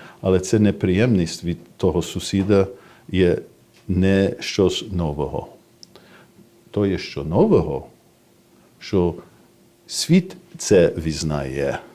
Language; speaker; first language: Ukrainian; non-native, fluent; English